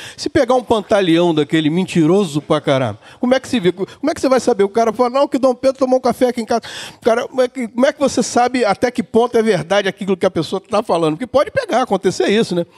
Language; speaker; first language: Portuguese; native; Portuguese